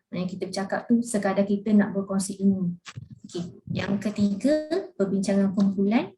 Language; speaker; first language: Malay; native; Malay